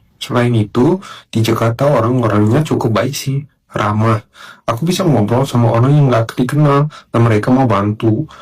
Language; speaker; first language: Indonesian; non-native, fluent; Dutch